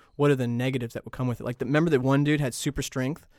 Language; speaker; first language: English; early bilingual, other home language; Swedish